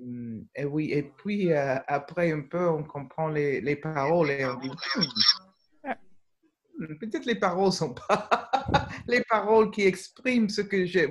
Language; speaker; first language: French; non-native, fluent; English